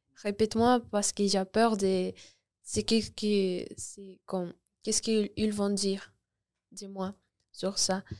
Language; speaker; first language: French; non-native, learner; Spanish